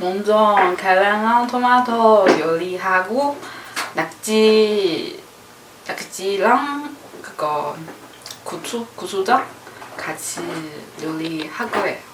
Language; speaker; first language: Korean; non-native, learner; Chinese